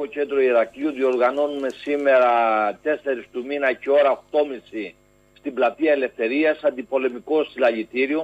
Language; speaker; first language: Greek; native; Greek